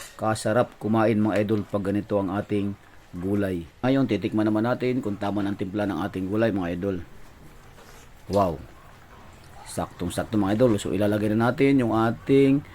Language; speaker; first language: Filipino; non-native, local second language; Waray